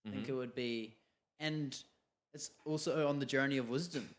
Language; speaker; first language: English; native; English